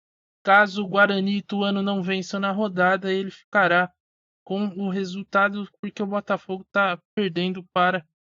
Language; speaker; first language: Portuguese; native; Portuguese